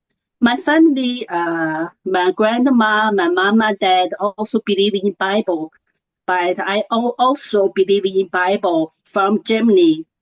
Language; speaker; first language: English; non-native, learner; Chinese